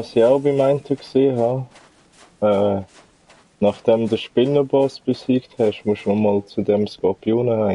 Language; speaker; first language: German; native; German